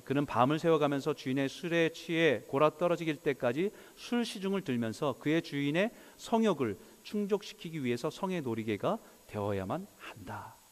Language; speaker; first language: Korean; native; Korean